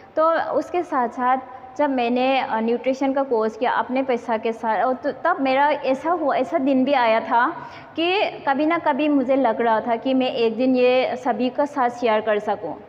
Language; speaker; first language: Hindi; non-native, local second language; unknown